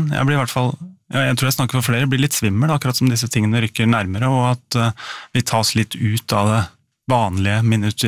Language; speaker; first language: Norwegian; native; Norwegian